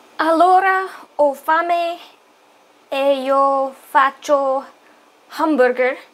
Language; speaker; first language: Italian; non-native, learner; English